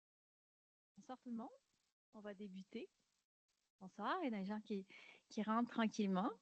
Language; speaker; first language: French; native; French